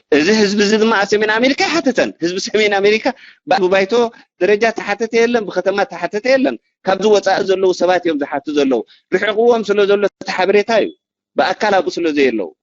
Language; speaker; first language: Tigrinya; native; Tigrinya